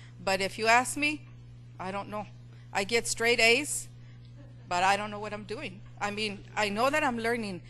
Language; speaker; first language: English; non-native, learner; Spanish